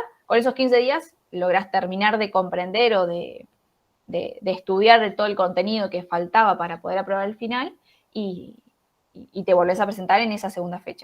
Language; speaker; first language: Spanish; native; Spanish